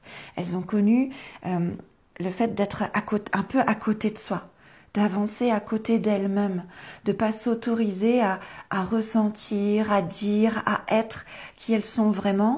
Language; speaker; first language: French; native; French